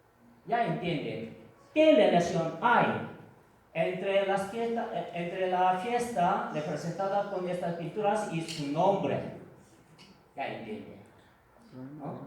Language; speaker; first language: Spanish; non-native, fluent; Korean